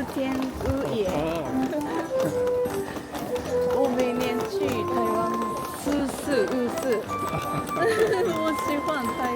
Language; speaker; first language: Chinese; non-native, learner; Japanese